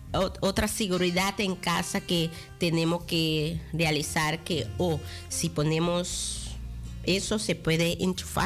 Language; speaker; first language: Spanish; non-native, local second language; Dutch